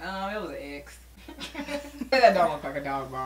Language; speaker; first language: English; native; English